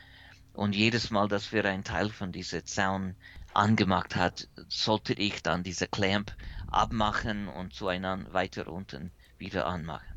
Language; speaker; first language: German; early bilingual, heritage; English